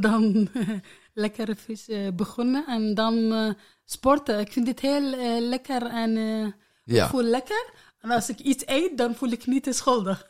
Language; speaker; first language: Dutch; non-native, learner; Arabic